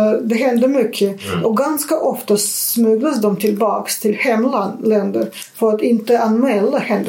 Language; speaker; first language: Swedish; non-native, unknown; Russian